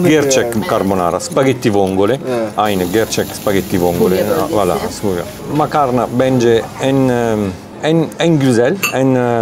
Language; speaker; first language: Turkish; non-native, learner; Italian